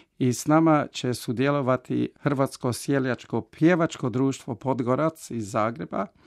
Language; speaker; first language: Croatian; early bilingual, heritage; Croatian